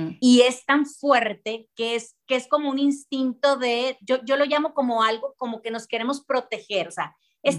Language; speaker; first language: Spanish; native; Spanish